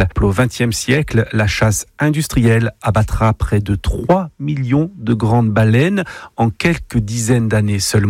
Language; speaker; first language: French; native; French